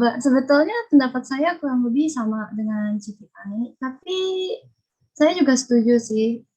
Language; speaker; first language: Indonesian; native; Indonesian